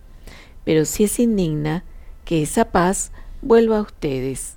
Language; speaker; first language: Spanish; native; Spanish